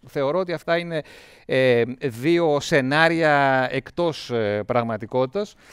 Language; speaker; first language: Greek; native; Greek